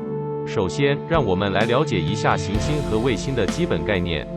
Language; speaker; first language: Chinese; native; Chinese